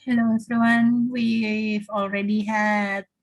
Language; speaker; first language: English; non-native, learner; Indonesian